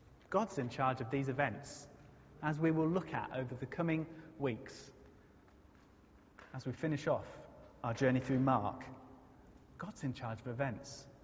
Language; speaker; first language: English; native; English